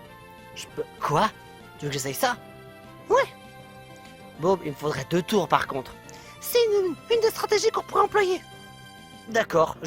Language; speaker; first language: French; native; French